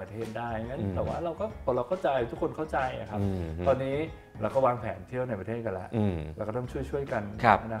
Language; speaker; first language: Thai; native; Thai